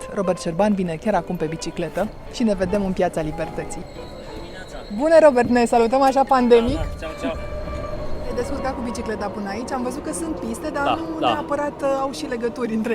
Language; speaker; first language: Romanian; native; Romanian